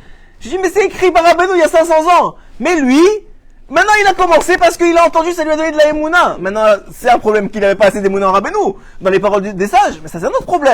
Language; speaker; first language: French; native; French